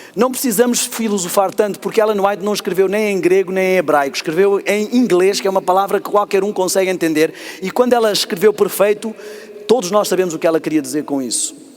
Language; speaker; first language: Portuguese; native; Portuguese